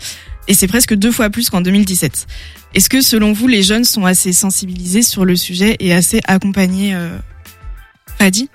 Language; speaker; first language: French; native; French